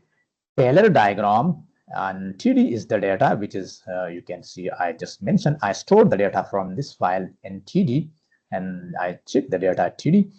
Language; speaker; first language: English; non-native, fluent; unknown